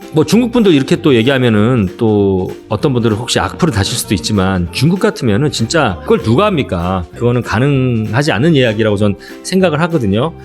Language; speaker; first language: Korean; native; Korean